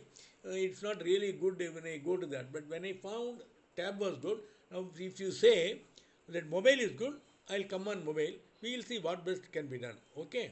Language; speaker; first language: English; non-native, local second language; Tamil